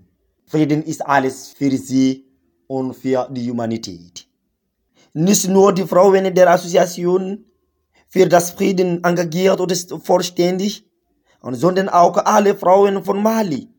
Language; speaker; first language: German; non-native, learner; French